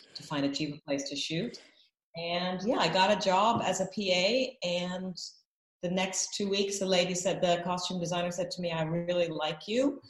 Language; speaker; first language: English; native; English